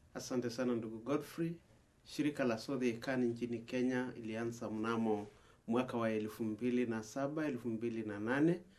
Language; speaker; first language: Swahili; non-native, local second language; Masai